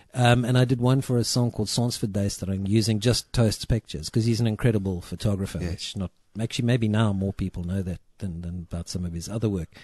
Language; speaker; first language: English; native; English